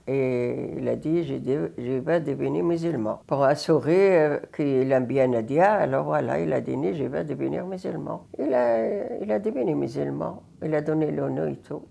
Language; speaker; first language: French; non-native, learner; Arabic